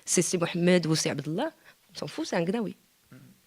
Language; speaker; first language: French; native; French